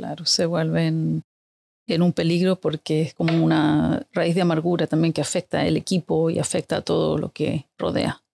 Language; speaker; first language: Spanish; native; Spanish